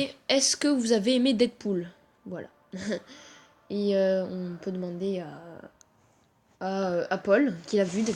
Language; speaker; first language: French; native; French